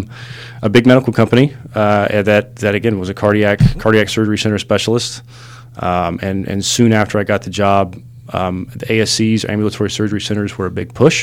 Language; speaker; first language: English; native; English